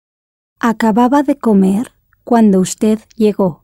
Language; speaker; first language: Spanish; non-native, learner; English